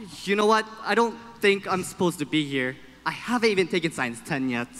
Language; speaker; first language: English; native; English